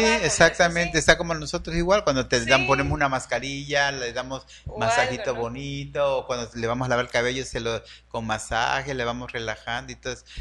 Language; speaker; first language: Spanish; native; Spanish